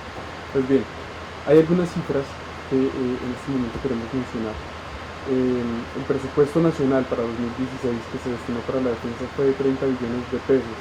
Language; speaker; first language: Spanish; native; Spanish